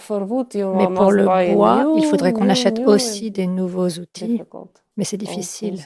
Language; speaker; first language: French; non-native, fluent; Ukrainian